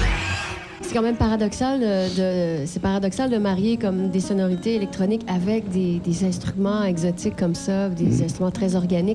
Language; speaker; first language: French; native; French